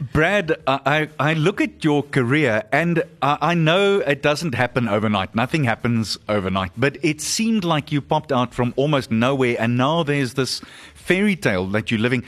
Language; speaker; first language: English; non-native, local second language; Afrikaans